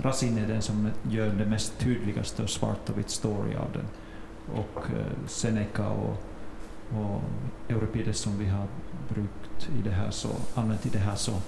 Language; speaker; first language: Swedish; non-native, fluent; Finnish